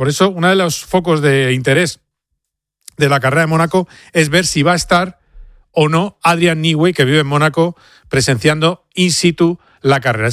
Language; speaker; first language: Spanish; native; Spanish